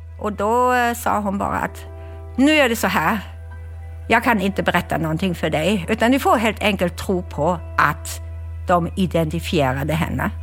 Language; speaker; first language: Swedish; non-native, fluent; German